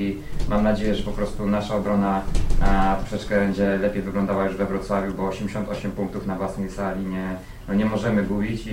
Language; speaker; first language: Polish; native; Polish